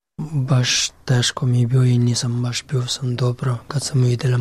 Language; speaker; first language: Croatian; non-native, learner; Pashto